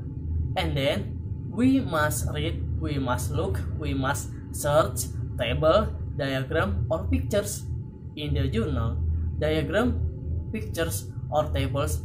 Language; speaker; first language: English; non-native, learner; Indonesian